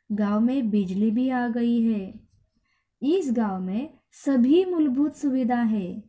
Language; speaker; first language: Hindi; non-native, local second language; Marathi